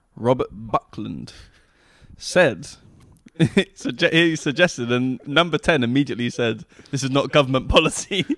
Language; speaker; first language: English; native; English